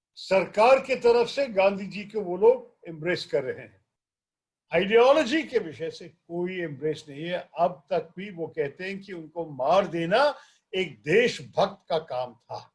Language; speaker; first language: Hindi; non-native, local second language; Malayalam